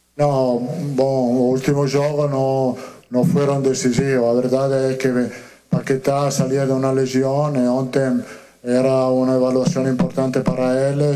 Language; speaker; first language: Portuguese; non-native, learner; Italian